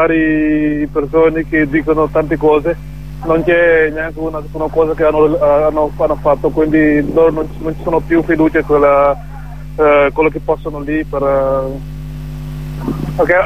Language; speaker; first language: Italian; non-native, learner; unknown